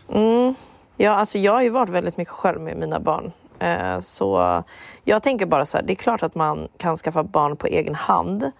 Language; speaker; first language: Swedish; native; Swedish